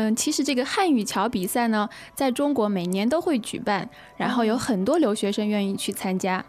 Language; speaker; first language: Chinese; native; Chinese